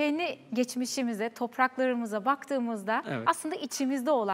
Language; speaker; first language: Turkish; native; Turkish